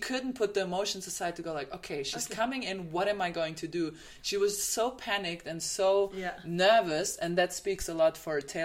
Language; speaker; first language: English; non-native, fluent; German